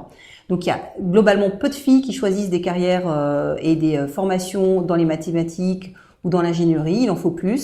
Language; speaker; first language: French; native; French